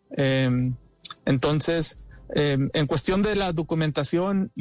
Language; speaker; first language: Spanish; early bilingual, heritage; Spanish